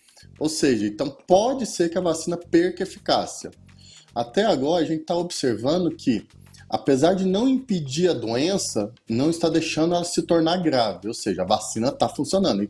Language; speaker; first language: Portuguese; native; Portuguese